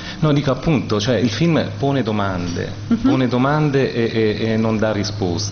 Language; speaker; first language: Italian; native; Italian